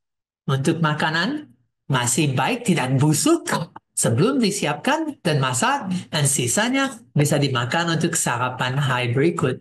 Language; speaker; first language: Indonesian; non-native, fluent; English